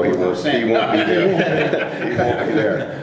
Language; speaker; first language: English; native; English